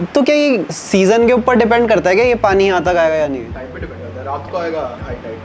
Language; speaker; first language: Hindi; native; Hindi